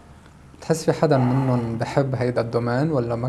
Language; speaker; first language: Arabic; native; Arabic